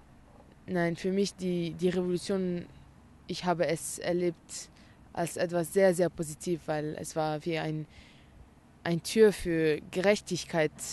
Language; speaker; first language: German; non-native, learner; Arabic